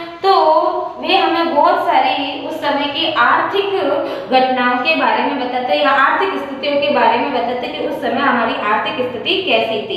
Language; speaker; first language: Hindi; native; Hindi